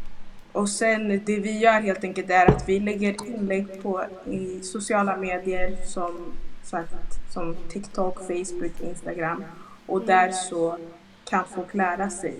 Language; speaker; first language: Swedish; early bilingual, other home language; Lingala